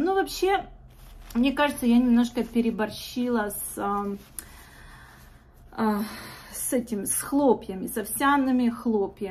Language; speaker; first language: Russian; native; Russian